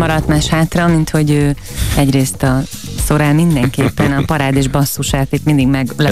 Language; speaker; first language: Hungarian; native; Hungarian